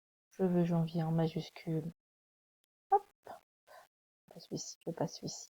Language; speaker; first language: French; native; French